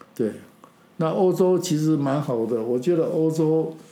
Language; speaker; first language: Chinese; non-native, local second language; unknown